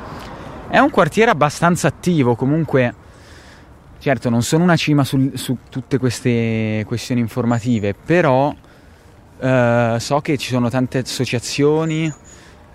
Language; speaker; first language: Italian; native; Italian